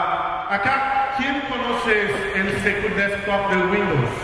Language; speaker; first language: Spanish; non-native, fluent; Portuguese